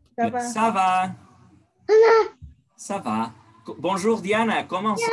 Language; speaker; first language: French; non-native, fluent; Spanish